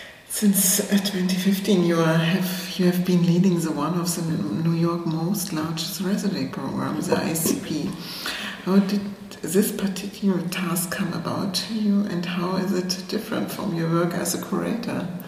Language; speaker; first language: English; non-native, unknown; German